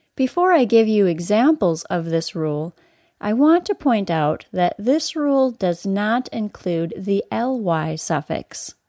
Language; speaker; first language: English; native; English